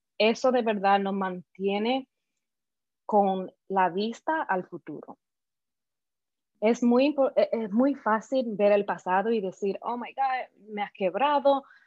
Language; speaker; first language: Spanish; native; Spanish